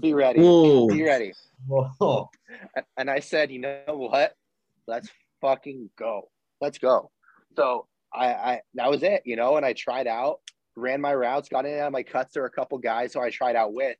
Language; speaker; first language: English; native; English